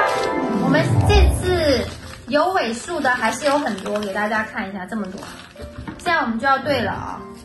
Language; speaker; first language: Chinese; native; Chinese